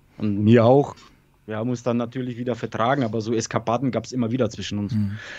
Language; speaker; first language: German; early bilingual, other home language; Polish